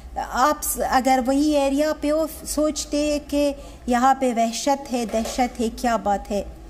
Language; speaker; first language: Hindi; non-native, learner; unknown